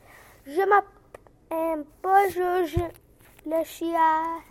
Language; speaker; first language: French; non-native, learner; English